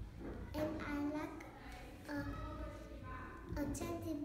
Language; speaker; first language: English; non-native, learner; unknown